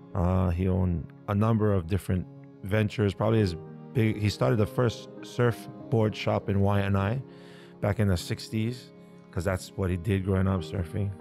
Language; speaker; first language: English; native; English